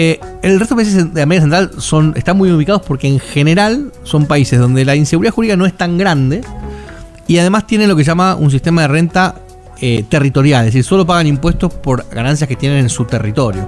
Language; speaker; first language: Spanish; native; Spanish